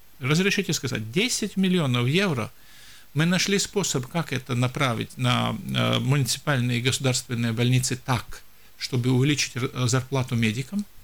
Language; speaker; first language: Russian; non-native, local second language; Latvian